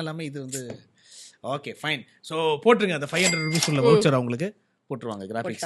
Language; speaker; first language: Tamil; native; Tamil